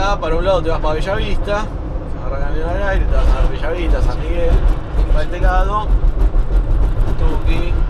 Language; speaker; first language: Spanish; native; Spanish